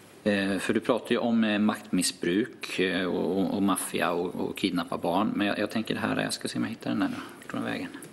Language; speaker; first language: Swedish; native; Swedish